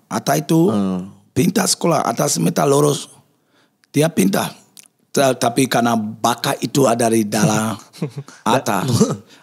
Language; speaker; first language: Indonesian; non-native, fluent; English